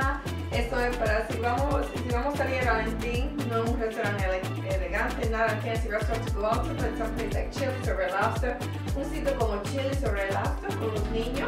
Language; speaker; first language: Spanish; early bilingual, heritage; Spanish